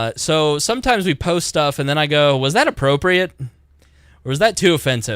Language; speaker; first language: English; native; English